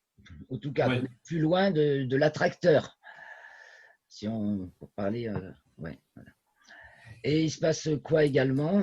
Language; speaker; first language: French; native; French